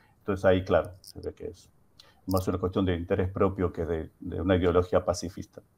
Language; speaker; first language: Spanish; native; Spanish